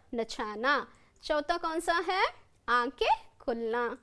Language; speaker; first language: Hindi; non-native, local second language; Kannada